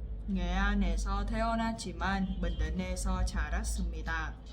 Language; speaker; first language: Korean; non-native, fluent; Vietnamese